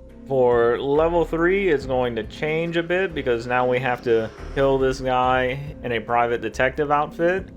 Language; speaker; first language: English; native; English